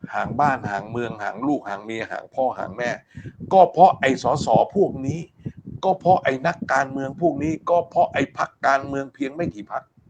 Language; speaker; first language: Thai; native; Thai